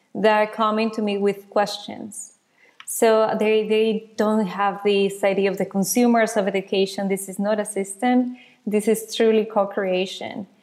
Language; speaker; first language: English; non-native, fluent; Spanish